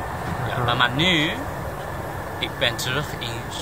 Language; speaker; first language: Dutch; non-native, learner; Chinese